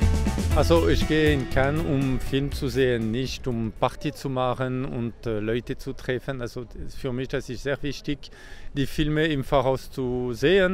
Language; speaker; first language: German; non-native, local second language; French